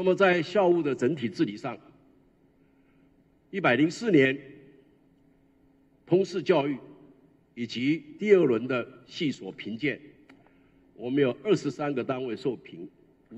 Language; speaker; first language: Chinese; native; Chinese